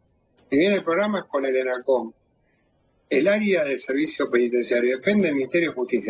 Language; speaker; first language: Spanish; native; Spanish